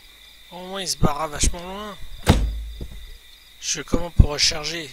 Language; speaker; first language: French; native; French